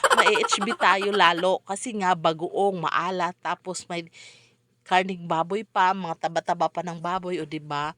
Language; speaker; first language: Filipino; non-native, local second language; Cebuano